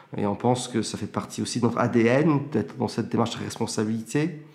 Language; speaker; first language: French; early bilingual, heritage; French